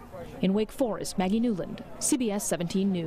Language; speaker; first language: English; native; English